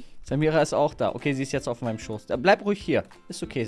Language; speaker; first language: German; native; German